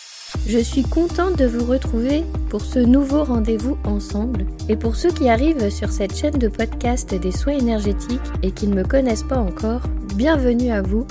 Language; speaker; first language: French; native; French